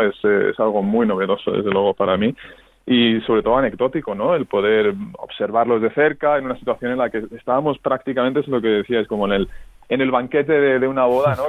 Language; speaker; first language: Spanish; native; Spanish